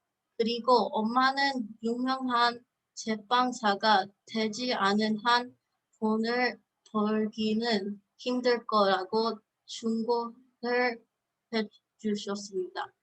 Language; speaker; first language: Korean; early bilingual, heritage; Korean